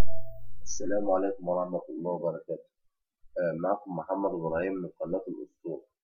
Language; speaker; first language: Arabic; native; Arabic